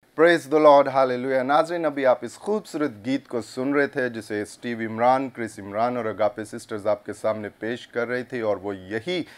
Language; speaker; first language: Urdu; non-native, local second language; Punjabi